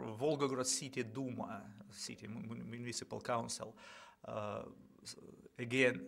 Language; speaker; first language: English; non-native, fluent; Russian